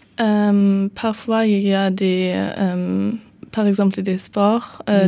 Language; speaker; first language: French; non-native, learner; German